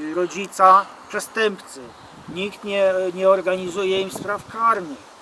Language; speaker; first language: Polish; native; Polish